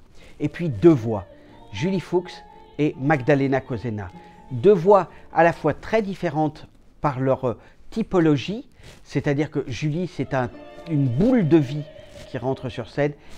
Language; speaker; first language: French; native; French